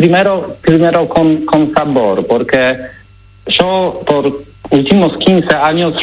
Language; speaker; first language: Spanish; non-native, learner; Polish